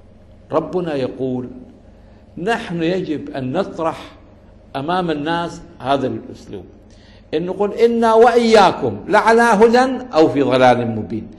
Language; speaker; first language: Arabic; native; Arabic